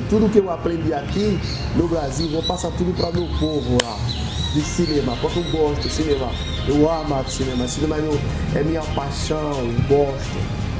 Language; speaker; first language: Portuguese; non-native, fluent; Haitian Creole